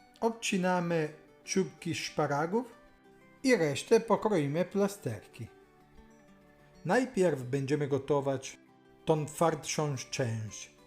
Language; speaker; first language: Polish; non-native, learner; Italian